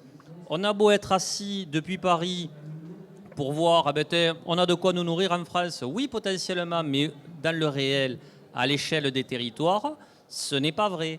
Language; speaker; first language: French; native; French